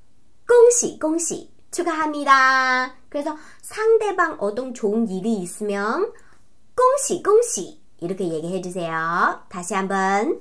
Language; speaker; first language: Korean; non-native, fluent; Chinese